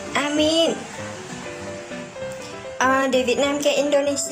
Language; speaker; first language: Indonesian; non-native, learner; Vietnamese